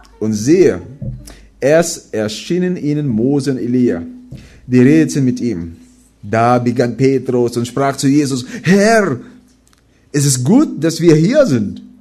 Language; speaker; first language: German; non-native, fluent; Filipino